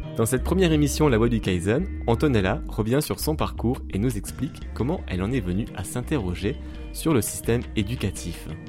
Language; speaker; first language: French; native; French